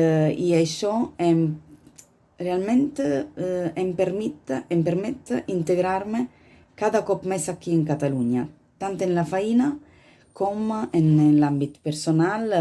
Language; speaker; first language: Catalan; non-native, learner; Italian